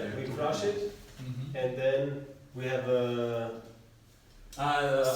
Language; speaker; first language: English; non-native, learner; German